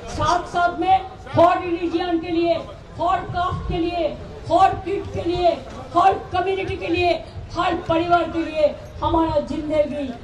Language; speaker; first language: Hindi; non-native, local second language; Bangla